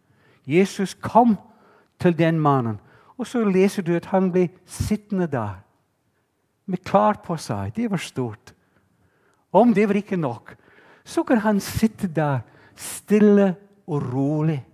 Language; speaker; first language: Swedish; non-native, fluent; English